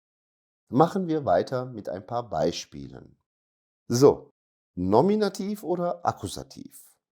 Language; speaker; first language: German; non-native, fluent; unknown